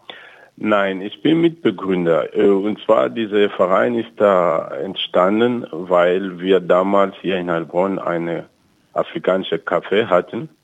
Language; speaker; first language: German; non-native, fluent; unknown